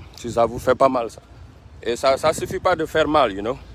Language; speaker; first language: French; non-native, local second language; Wolof